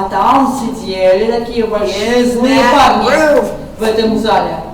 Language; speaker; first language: Russian; native; Russian